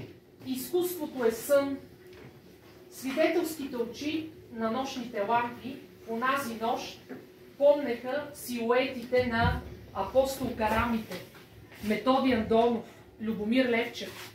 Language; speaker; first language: Bulgarian; native; Bulgarian